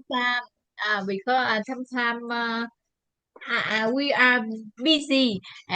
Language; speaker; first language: English; non-native, learner; Vietnamese